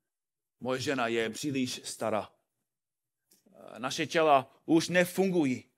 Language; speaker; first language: Czech; non-native, fluent; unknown